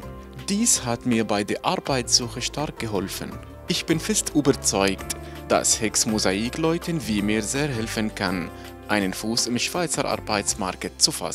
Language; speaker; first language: German; non-native, fluent; Arabic